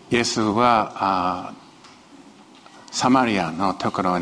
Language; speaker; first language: Japanese; non-native, fluent; Chinese